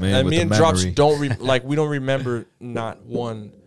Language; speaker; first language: English; early bilingual, other home language; Spanish